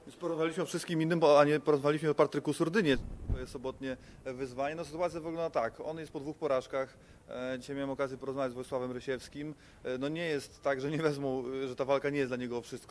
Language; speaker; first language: Polish; native; Polish